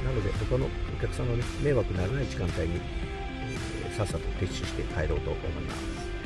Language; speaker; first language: Japanese; native; Japanese